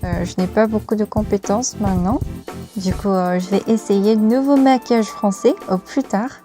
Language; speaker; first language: French; non-native, learner; Korean